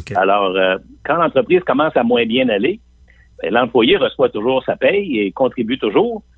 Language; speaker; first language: French; native; French